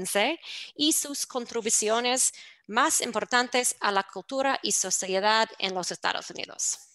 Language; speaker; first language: Spanish; non-native, fluent; English